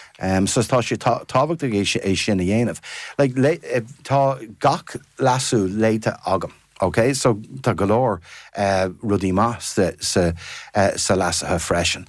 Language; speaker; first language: Irish; non-native, fluent; English